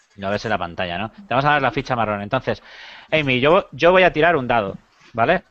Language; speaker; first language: Spanish; native; Spanish